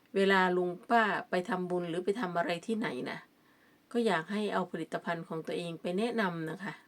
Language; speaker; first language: Thai; native; Thai